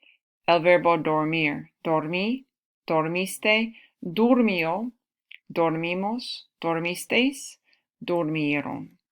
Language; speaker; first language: Spanish; non-native, fluent; English